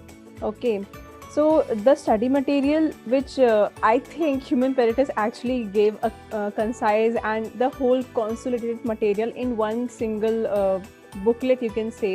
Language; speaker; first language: English; non-native, local second language; Hindi